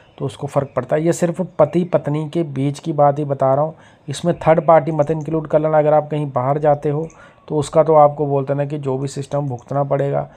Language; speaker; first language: Hindi; native; Hindi